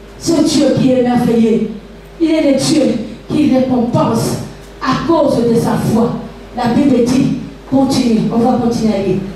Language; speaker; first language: French; non-native, local second language; Lingala